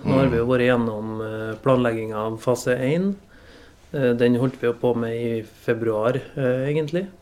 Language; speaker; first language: Norwegian; native; Norwegian